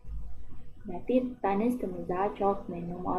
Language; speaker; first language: Turkish; non-native, learner; Indonesian